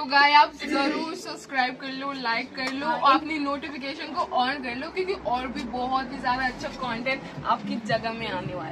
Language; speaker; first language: Hindi; non-native, learner; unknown